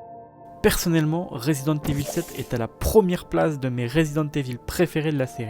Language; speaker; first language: French; native; French